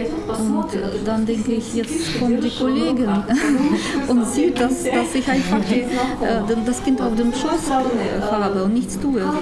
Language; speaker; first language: German; non-native, fluent; Russian